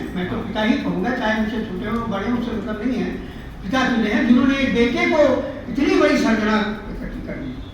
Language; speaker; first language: Hindi; native; Hindi